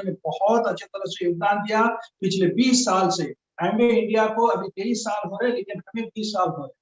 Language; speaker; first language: Hindi; native; Hindi